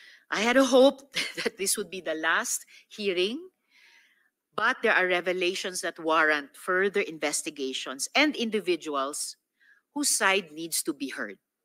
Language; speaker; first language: English; non-native, local second language; Filipino